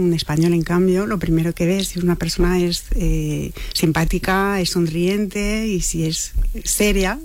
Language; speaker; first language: Spanish; non-native, fluent; French